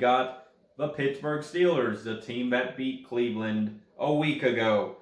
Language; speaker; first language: English; native; English